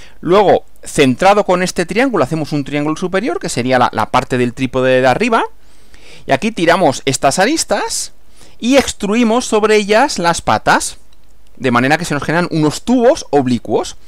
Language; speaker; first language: Spanish; native; Spanish